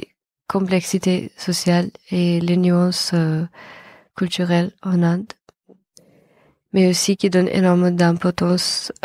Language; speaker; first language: French; non-native, fluent; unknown